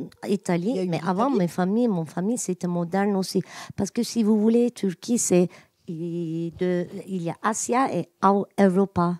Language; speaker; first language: French; non-native, learner; Turkish